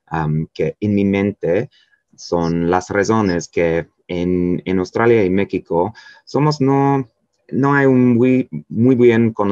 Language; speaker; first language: Spanish; non-native, fluent; English